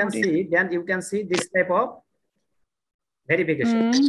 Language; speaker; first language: English; non-native, learner; Bangla